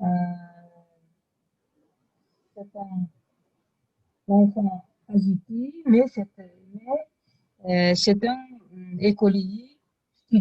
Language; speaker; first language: French; non-native, fluent; Russian